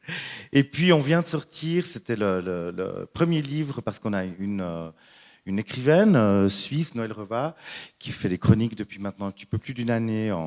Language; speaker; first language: French; native; French